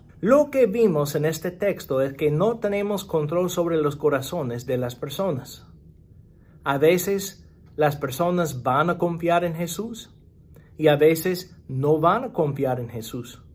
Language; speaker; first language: Spanish; non-native, fluent; English